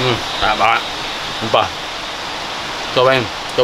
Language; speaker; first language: Indonesian; non-native, fluent; English